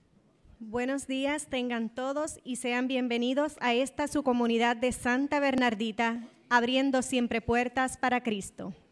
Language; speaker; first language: Spanish; native; Spanish